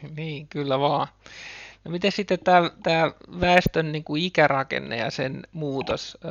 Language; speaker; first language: Finnish; native; Finnish